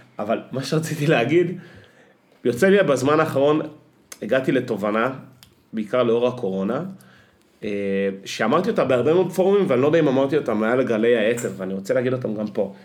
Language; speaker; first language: Hebrew; native; Hebrew